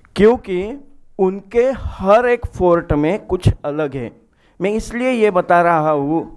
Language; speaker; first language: Hindi; non-native, local second language; Marathi